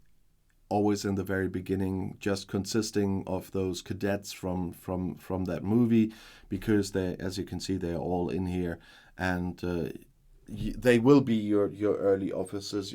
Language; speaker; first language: English; non-native, fluent; German